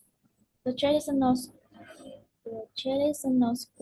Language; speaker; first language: English; non-native, learner; Vietnamese